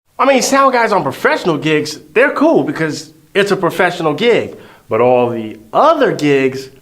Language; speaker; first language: English; native; English